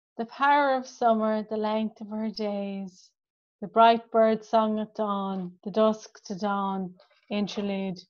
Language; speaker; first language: English; native; English